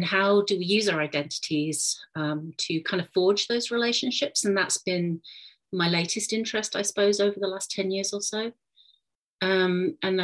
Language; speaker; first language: English; native; English